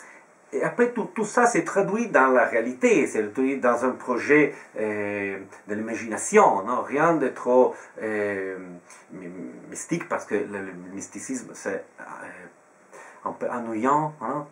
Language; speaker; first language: French; non-native, fluent; Italian